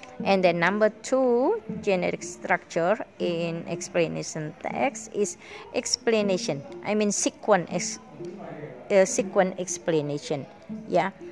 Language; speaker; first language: English; non-native, fluent; Indonesian